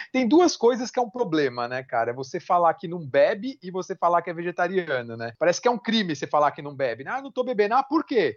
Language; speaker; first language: Portuguese; native; Portuguese